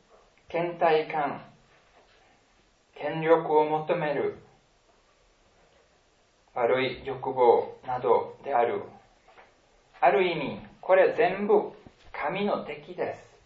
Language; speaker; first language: Japanese; non-native, fluent; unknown